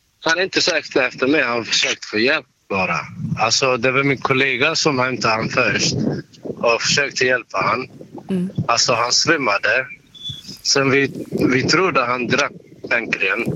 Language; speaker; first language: Swedish; non-native, learner; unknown